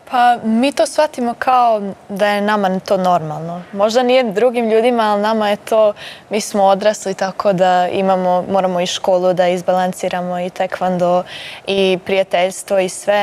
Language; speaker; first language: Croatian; early bilingual, heritage; Serbian